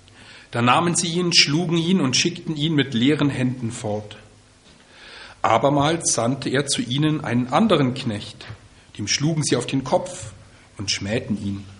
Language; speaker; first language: German; native; German